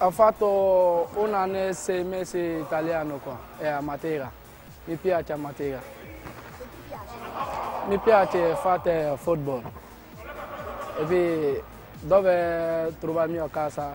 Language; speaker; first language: Italian; non-native, learner; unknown